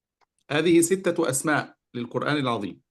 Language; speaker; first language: Arabic; native; Arabic